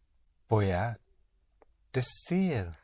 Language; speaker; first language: Spanish; non-native, learner; English